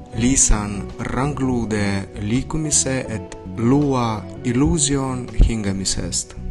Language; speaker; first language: Estonian; non-native, learner; Belarusian